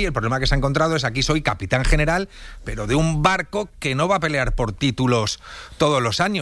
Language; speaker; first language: Spanish; native; Spanish